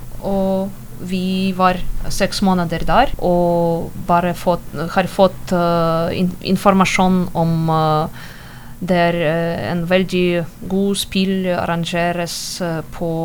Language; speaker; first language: Norwegian; non-native, learner; Ukrainian